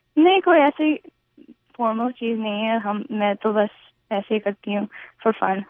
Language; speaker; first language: Urdu; early bilingual, heritage; Urdu